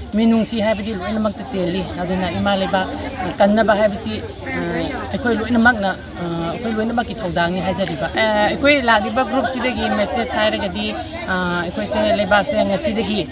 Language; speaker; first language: Manipuri; non-native, local second language; Rongmei Naga